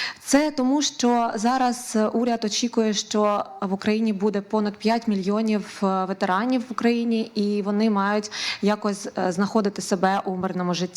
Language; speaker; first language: Ukrainian; native; Ukrainian